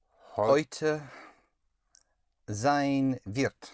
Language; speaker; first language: German; non-native, learner; English